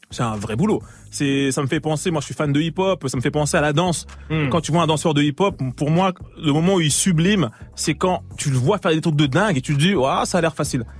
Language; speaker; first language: French; native; French